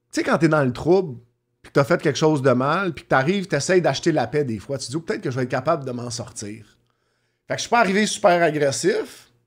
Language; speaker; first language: French; native; French